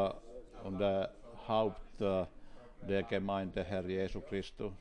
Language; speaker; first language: German; non-native, fluent; Finnish